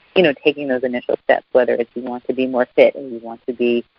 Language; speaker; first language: English; native; English